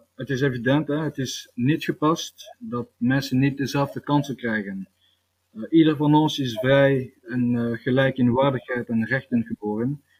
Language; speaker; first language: Dutch; early bilingual, other home language; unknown